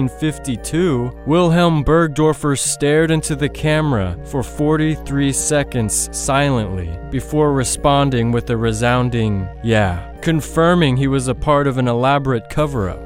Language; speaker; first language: English; native; English